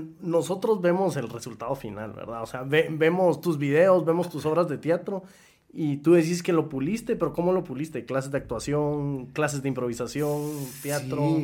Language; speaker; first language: Spanish; native; Spanish